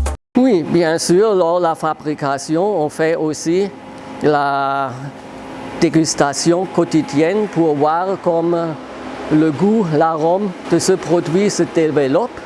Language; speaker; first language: French; non-native, fluent; German